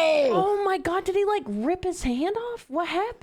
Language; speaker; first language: English; native; English